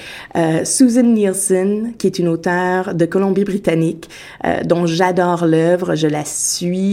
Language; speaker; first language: French; native; French